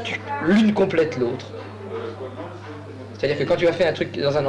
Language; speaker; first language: French; native; French